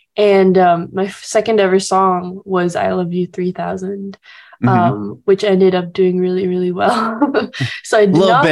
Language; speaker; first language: English; early bilingual, other home language; Indonesian